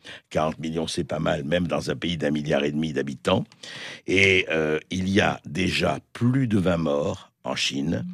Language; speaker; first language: French; native; French